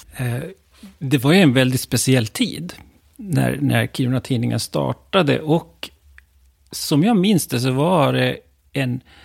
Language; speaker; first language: Swedish; native; Swedish